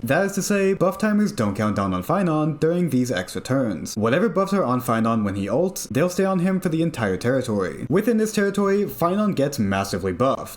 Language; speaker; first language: English; native; English